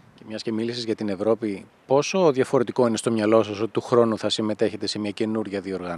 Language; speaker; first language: Greek; native; Greek